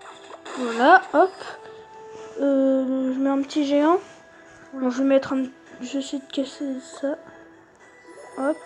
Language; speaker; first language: French; native; French